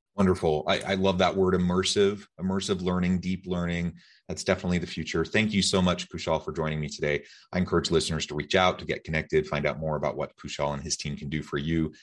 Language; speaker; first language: English; native; English